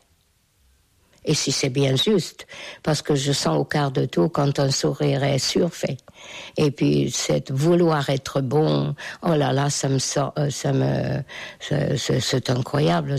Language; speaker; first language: French; non-native, fluent; Hungarian